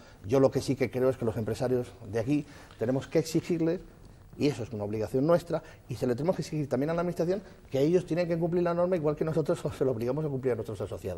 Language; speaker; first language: Spanish; native; Spanish